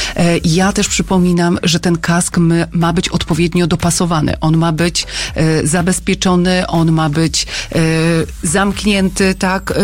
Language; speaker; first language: Polish; native; Polish